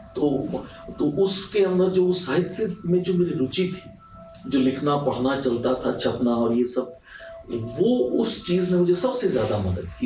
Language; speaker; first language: Hindi; non-native, local second language; Punjabi